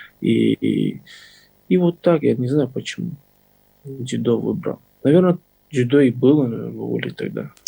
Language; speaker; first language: Russian; non-native, local second language; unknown